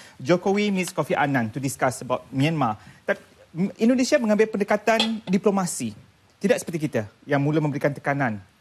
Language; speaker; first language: Malay; native; Malay